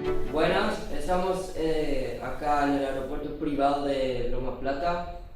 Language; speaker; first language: Spanish; non-native, local second language; Low German